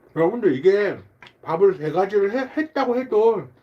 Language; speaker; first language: Korean; native; Korean